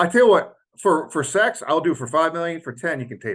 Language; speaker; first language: English; native; English